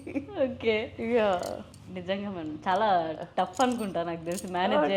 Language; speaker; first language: Telugu; native; Telugu